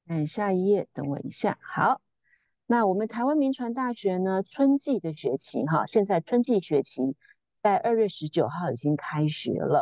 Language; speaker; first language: Chinese; native; Chinese